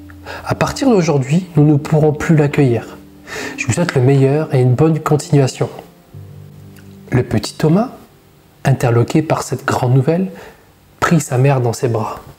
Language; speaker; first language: French; native; French